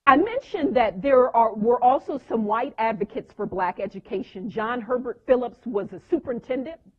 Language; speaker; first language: English; native; English